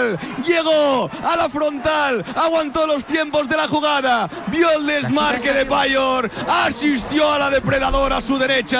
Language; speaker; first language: Spanish; native; Spanish